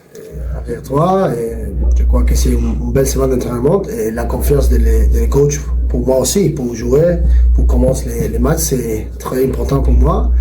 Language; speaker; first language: French; non-native, learner; Spanish